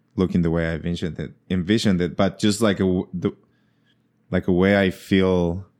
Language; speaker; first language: English; non-native, fluent; Spanish